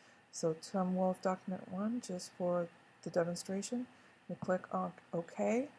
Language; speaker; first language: English; native; English